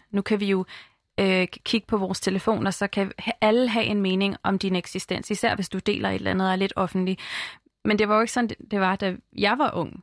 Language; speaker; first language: Danish; early bilingual, other home language; Arabic